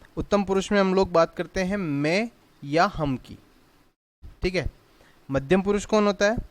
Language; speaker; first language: Hindi; native; Hindi